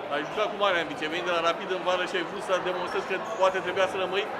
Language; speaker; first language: Romanian; native; Romanian